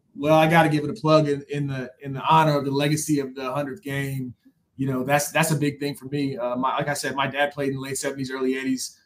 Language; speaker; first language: English; native; English